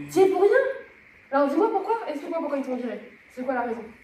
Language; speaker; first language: French; native; French